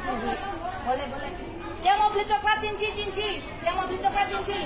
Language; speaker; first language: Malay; non-native, local second language; Javanese